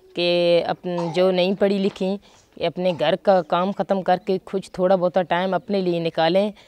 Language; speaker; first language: Urdu; non-native, local second language; Punjabi